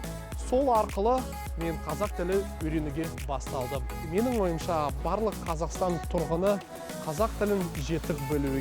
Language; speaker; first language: Kazakh; non-native, learner; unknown